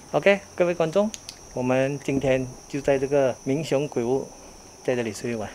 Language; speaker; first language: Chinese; native; Chinese